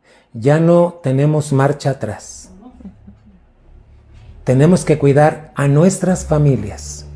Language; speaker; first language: Spanish; native; Spanish